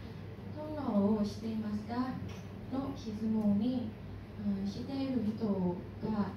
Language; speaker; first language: Japanese; non-native, learner; Thai